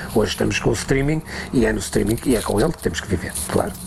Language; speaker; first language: Portuguese; native; Portuguese